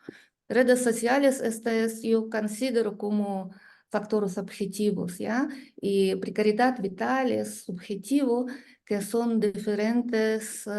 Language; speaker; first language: Spanish; non-native, learner; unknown